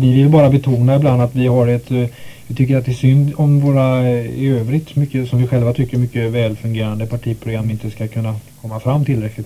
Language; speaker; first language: Swedish; native; Swedish